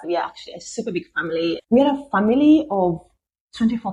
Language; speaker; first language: English; non-native, local second language; Luo (Kenya and Tanzania)